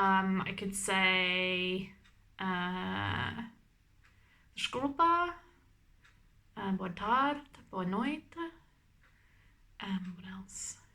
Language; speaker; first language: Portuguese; non-native, learner; English